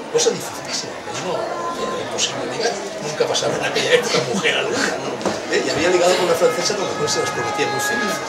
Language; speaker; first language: Spanish; native; Spanish